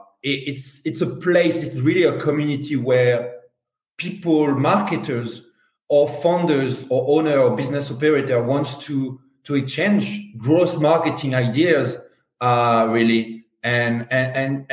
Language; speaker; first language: English; non-native, fluent; French